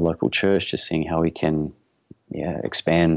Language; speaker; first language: English; native; English